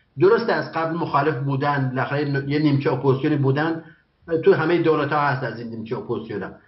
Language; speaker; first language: Persian; non-native, local second language; Kurdish